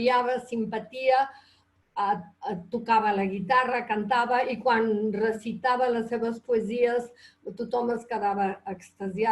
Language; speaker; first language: Catalan; early bilingual, heritage; Catalan